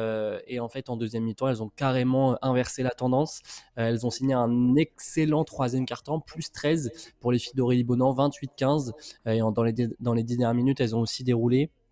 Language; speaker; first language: French; native; French